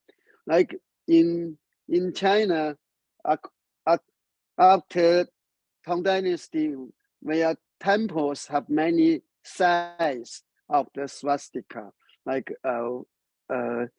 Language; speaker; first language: English; non-native, learner; Chinese